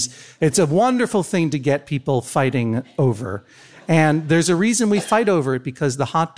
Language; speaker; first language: English; native; English